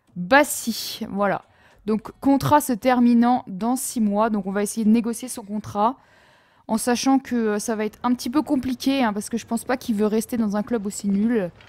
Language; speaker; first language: French; native; French